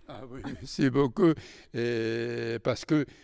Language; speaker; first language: French; non-native, fluent; Japanese